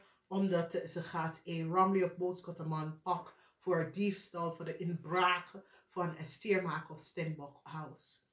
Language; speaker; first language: Dutch; non-native, fluent; English